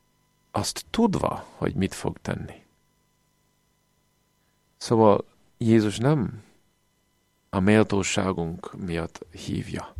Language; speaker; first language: Hungarian; non-native, fluent; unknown